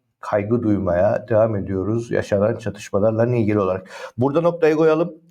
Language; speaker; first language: Turkish; native; Turkish